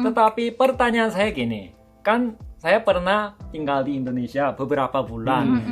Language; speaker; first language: Indonesian; non-native, fluent; Korean